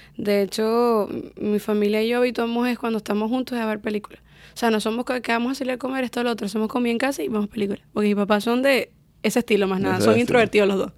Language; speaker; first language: Spanish; native; Spanish